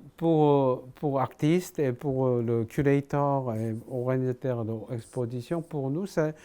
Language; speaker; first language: French; non-native, fluent; Korean